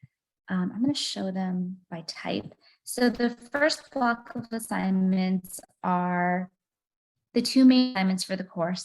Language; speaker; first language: English; native; English